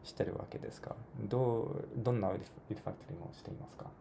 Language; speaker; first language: Japanese; non-native, learner; English